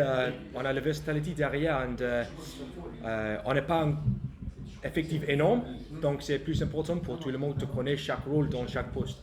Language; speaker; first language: French; non-native, learner; English